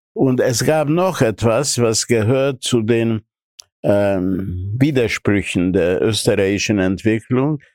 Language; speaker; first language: German; non-native, fluent; Hungarian